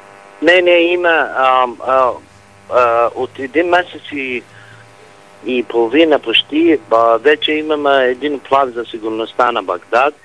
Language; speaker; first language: Bulgarian; non-native, fluent; Arabic